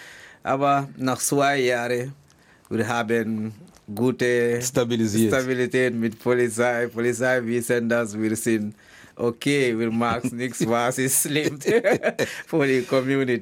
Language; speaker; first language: German; non-native, learner; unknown